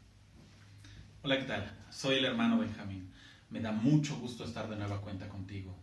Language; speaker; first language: Spanish; native; Spanish